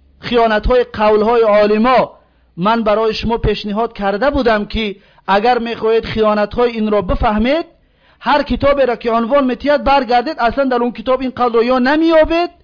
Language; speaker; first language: Persian; native; Persian